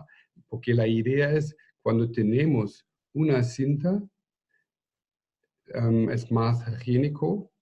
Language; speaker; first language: Spanish; non-native, fluent; German